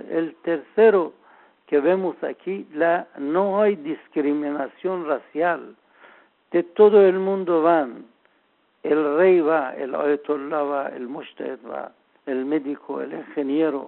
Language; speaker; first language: Spanish; non-native, learner; Persian